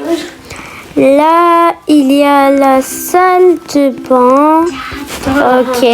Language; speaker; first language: French; native; French